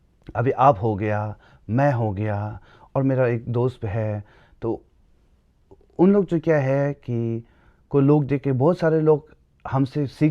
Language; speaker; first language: Hindi; non-native, local second language; Tibetan